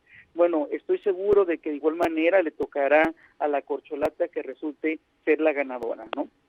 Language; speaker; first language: Spanish; native; Spanish